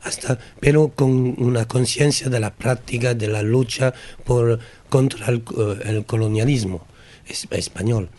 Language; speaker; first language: Spanish; non-native, learner; French